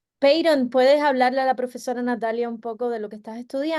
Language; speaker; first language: Spanish; native; Spanish